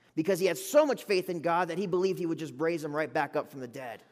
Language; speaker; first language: English; native; English